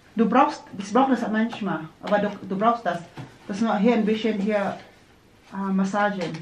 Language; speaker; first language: German; non-native, learner; Filipino